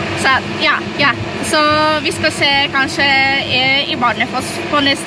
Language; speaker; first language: Swedish; non-native, learner; Polish